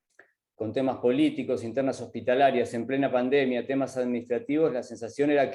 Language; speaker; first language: Spanish; native; Spanish